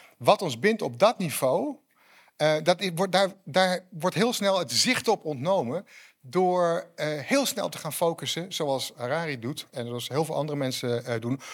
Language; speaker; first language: Dutch; native; Dutch